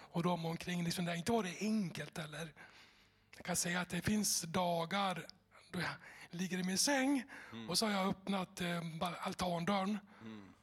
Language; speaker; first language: Swedish; native; Swedish